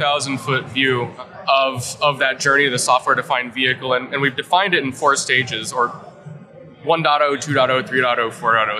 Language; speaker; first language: English; native; English